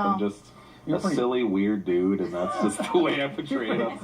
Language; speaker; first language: English; native; English